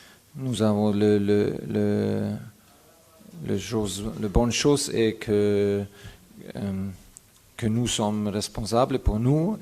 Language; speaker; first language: French; non-native, fluent; German